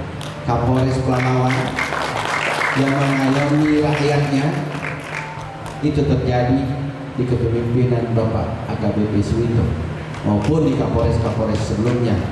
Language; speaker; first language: Indonesian; native; Indonesian